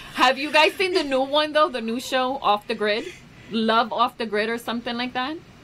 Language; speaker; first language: English; early bilingual, other home language; Spanish